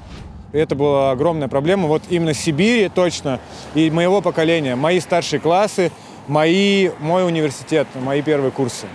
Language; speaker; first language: Russian; native; Russian